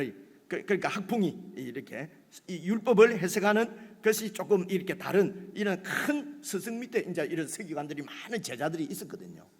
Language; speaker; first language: Korean; native; Korean